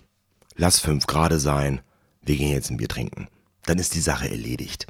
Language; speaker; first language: German; native; German